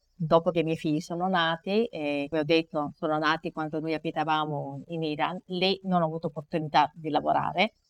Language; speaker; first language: Italian; native; Italian